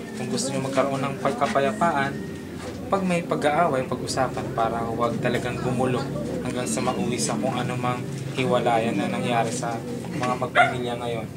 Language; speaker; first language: Filipino; non-native, local second language; Hiligaynon